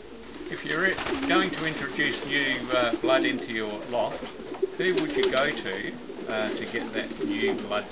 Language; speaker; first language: English; native; English